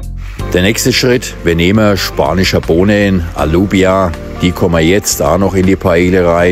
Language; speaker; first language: German; native; German